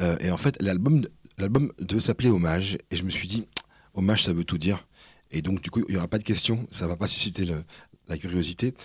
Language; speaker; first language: French; early bilingual, other home language; Spanish